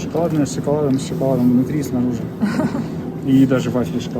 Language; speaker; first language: Russian; native; Russian